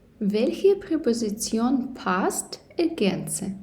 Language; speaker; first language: German; non-native, fluent; Ukrainian